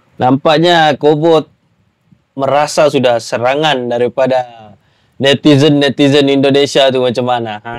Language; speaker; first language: Malay; native; Malay